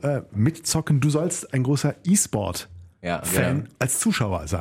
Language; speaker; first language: German; native; German